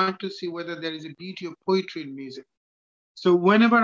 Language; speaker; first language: English; non-native, local second language; Bangla